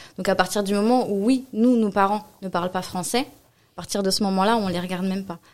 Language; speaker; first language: French; early bilingual, other home language; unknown